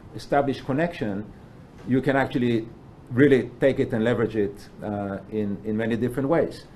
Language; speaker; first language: English; non-native, fluent; Hebrew